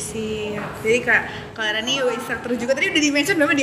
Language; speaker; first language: Indonesian; native; Indonesian